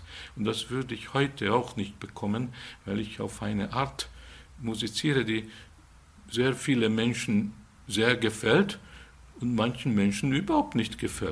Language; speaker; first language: German; non-native, fluent; Hungarian